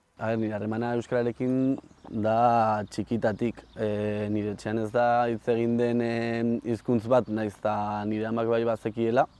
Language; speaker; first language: Basque; non-native, local second language; Spanish